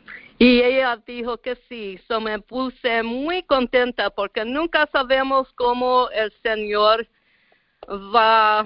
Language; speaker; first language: Spanish; early bilingual, heritage; Spanish